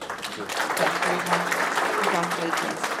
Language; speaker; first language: English; native; English